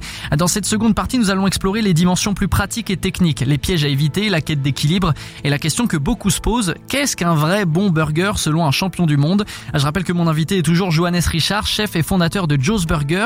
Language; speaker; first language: French; native; French